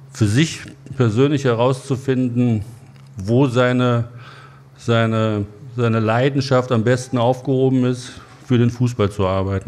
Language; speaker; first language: German; native; German